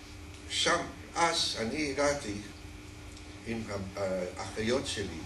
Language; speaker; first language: Hebrew; non-native, fluent; Dutch